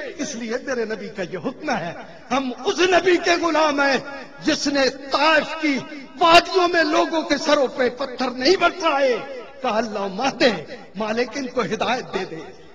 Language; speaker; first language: Urdu; non-native, local second language; Punjabi